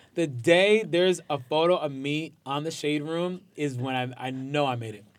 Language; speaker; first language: English; native; English